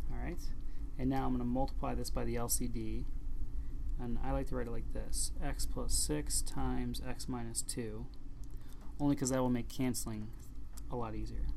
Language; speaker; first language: English; native; English